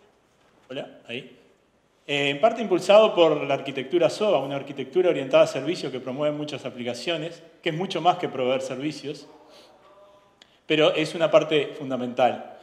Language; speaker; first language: Spanish; native; Spanish